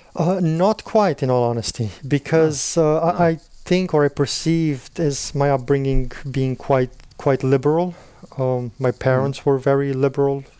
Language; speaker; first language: English; non-native, fluent; Slovenian